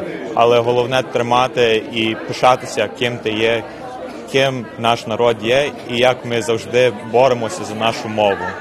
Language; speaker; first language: Ukrainian; early bilingual, heritage; Ukrainian